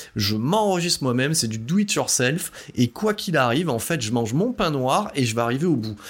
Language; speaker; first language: French; native; French